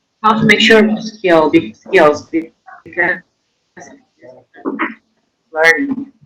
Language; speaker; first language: English; non-native, fluent; Indonesian